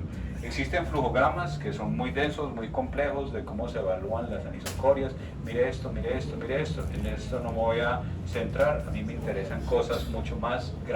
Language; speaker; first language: Spanish; native; Spanish